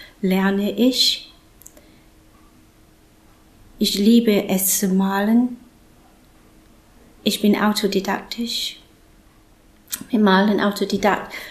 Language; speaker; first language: German; non-native, fluent; English